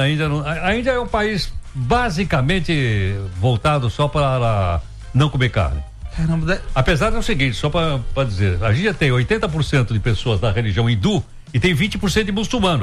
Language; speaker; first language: Portuguese; native; Portuguese